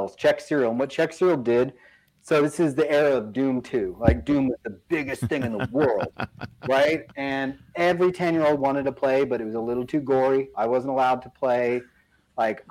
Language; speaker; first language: English; native; English